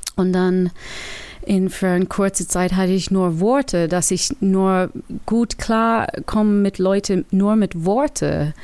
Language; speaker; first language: German; non-native, learner; English